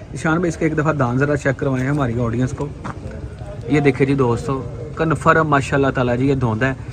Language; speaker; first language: Urdu; non-native, local second language; Punjabi